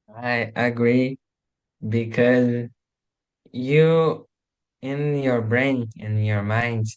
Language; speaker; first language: English; non-native, learner; Portuguese